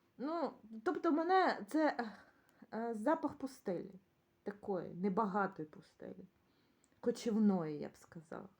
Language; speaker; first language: Ukrainian; native; Ukrainian